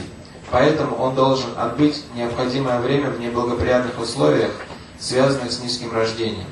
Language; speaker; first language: Russian; native; Russian